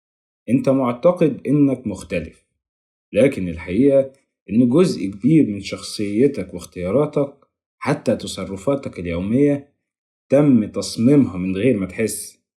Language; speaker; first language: Arabic; native; Arabic